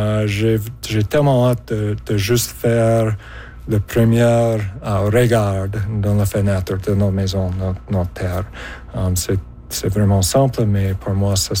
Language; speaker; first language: French; native; French